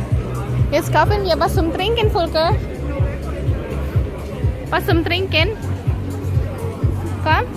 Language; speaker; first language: German; non-native, learner; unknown